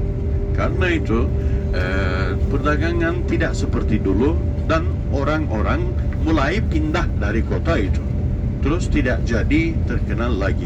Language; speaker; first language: Indonesian; non-native, learner; Turkish